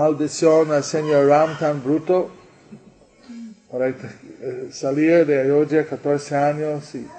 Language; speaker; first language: Spanish; non-native, learner; English